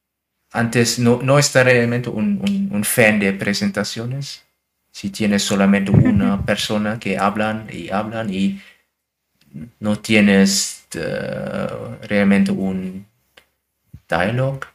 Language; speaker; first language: Spanish; non-native, learner; German